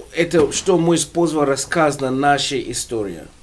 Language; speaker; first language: Russian; non-native, learner; English